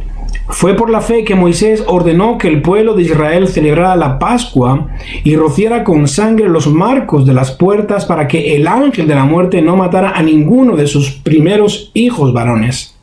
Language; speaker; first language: Spanish; native; Spanish